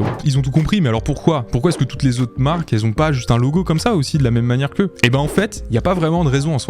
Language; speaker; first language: French; native; French